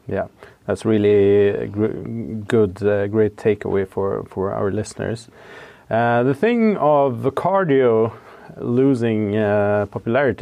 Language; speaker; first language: English; non-native, fluent; Swedish